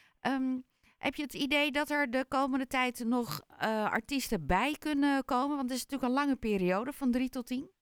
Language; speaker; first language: Dutch; native; Dutch